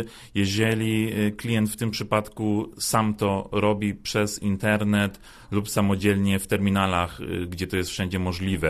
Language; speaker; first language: Polish; early bilingual, other home language; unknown